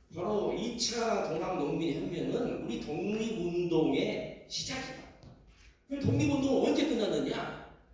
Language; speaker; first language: Korean; native; Korean